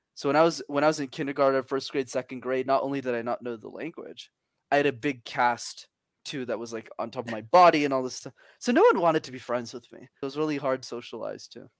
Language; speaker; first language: English; early bilingual, other home language; Tamil